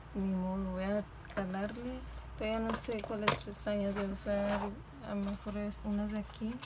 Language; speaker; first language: Spanish; early bilingual, heritage; Spanish